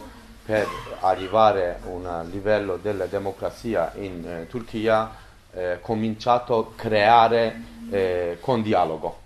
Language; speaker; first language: Italian; non-native, learner; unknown